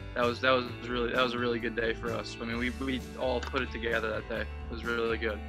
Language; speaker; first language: English; native; English